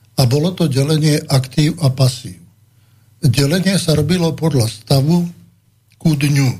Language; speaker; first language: Slovak; native; Slovak